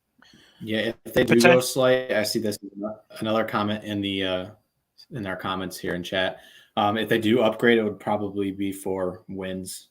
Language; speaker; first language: English; native; English